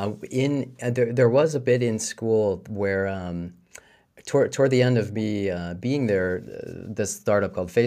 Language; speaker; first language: English; native; English